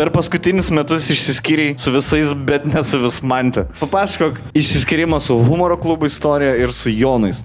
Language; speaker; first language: Lithuanian; native; Lithuanian